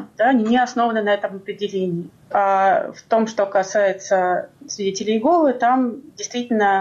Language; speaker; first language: Russian; native; Russian